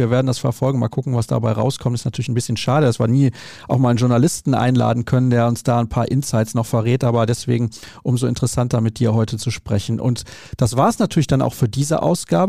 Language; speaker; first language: German; native; German